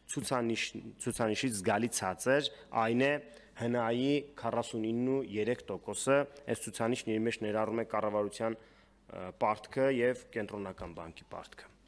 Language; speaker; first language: Armenian; native; Armenian